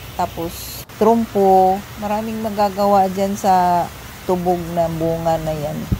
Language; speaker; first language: Filipino; non-native, local second language; Cebuano